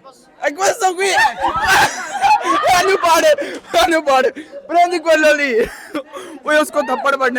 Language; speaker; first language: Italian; non-native, learner; Urdu